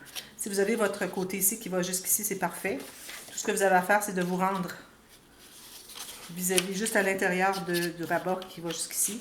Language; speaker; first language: French; native; French